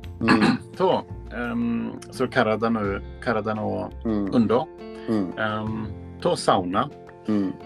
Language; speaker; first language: Japanese; non-native, learner; Swedish